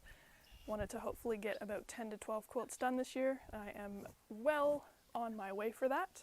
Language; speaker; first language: English; native; English